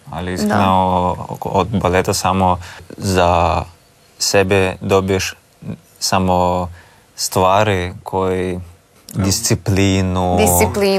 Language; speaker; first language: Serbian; non-native, learner; Russian